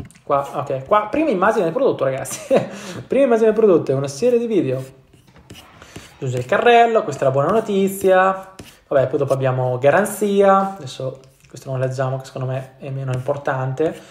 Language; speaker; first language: Italian; native; Italian